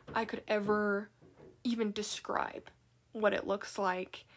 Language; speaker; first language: English; native; English